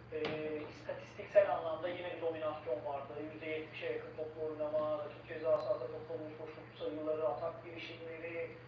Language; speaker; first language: Turkish; native; Turkish